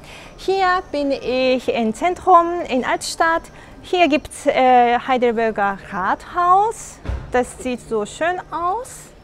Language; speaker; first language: German; non-native, fluent; Japanese